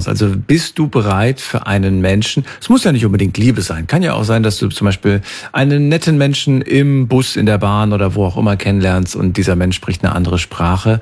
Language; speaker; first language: German; native; German